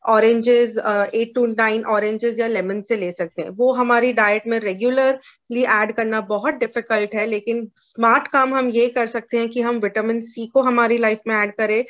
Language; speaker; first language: Hindi; non-native, local second language; Gujarati